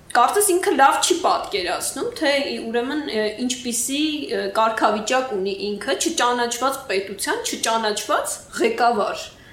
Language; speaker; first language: Armenian; native; Armenian